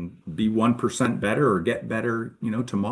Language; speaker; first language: English; native; English